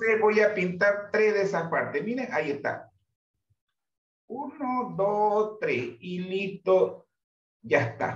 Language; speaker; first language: Spanish; native; Spanish